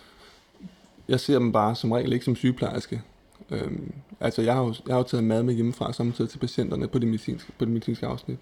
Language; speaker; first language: Danish; native; Danish